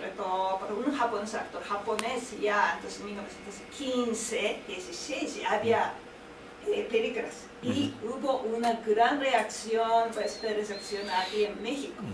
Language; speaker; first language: Spanish; non-native, fluent; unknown